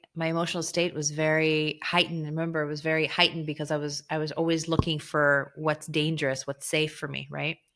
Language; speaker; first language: English; early bilingual, other home language; Hebrew